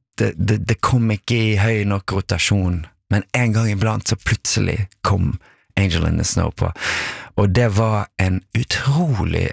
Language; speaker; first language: Norwegian; native; Norwegian